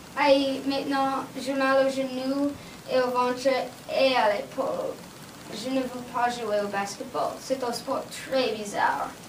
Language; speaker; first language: French; non-native, learner; English